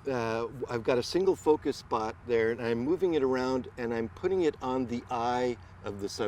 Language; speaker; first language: English; native; English